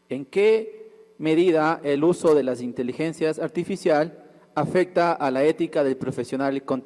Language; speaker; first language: Spanish; native; Spanish